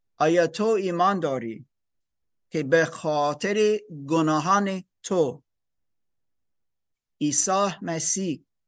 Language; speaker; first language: Persian; non-native, learner; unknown